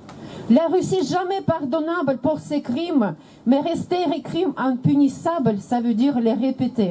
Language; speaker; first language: French; non-native, fluent; Russian